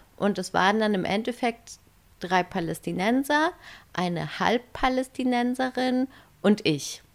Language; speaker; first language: German; native; German